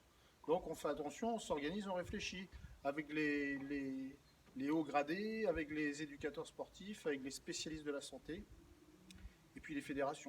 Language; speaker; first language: French; native; French